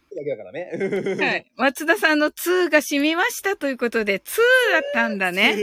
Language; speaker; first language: Japanese; native; Japanese